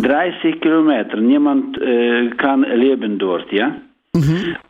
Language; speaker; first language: German; non-native, learner; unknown